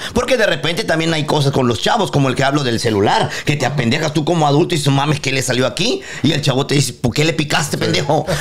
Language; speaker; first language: Spanish; native; Spanish